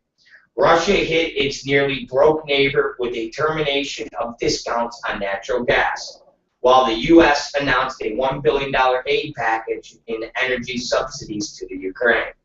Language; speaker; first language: English; native; English